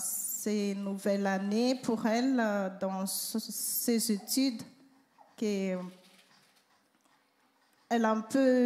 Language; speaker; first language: French; non-native, learner; Malagasy